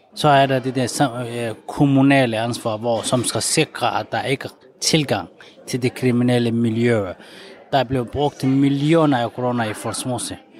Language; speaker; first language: Danish; non-native, fluent; Somali